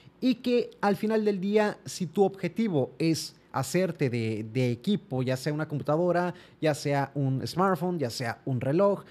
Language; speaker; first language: Spanish; native; Spanish